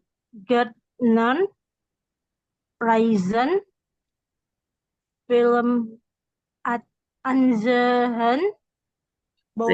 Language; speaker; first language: German; non-native, learner; Indonesian